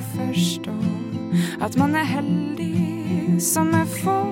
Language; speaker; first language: Norwegian; native; Norwegian